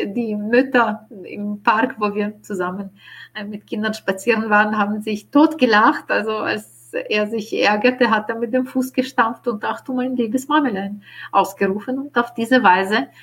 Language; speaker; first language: German; non-native, fluent; Ukrainian